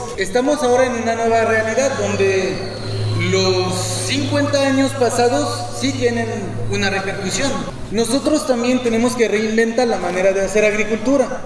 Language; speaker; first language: Spanish; non-native, fluent; French